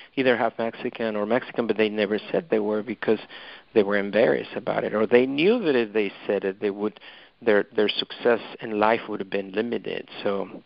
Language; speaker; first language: English; non-native, fluent; Spanish